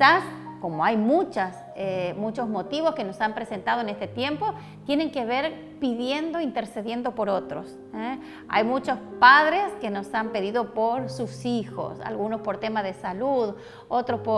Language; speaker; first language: Spanish; native; Spanish